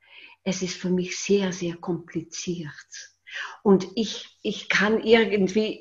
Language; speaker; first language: German; non-native, fluent; Dutch